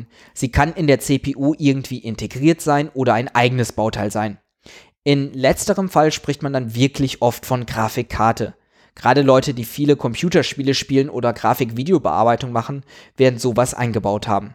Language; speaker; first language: German; native; German